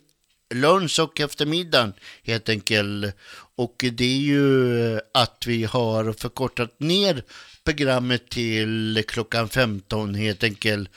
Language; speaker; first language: Swedish; native; Swedish